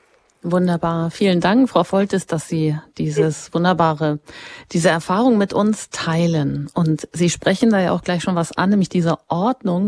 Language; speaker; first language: German; native; German